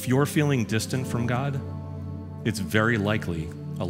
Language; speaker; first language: English; native; English